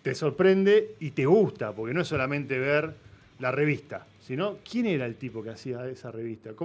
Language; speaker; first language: Spanish; native; Spanish